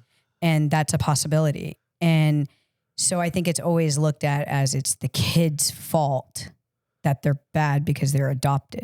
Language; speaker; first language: English; native; English